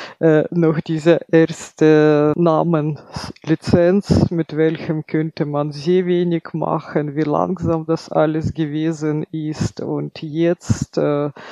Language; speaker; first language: German; non-native, fluent; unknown